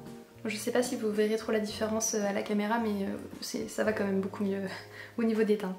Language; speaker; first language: French; native; French